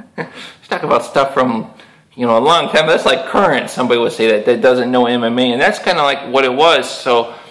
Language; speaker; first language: English; native; English